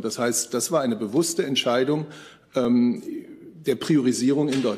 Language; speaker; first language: German; native; German